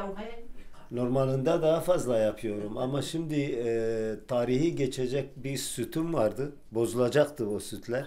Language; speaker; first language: Turkish; non-native, local second language; Turoyo